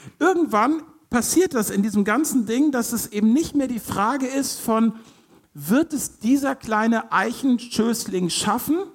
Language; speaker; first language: German; native; German